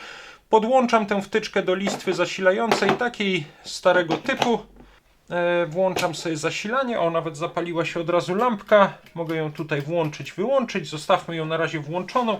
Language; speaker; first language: Polish; native; Polish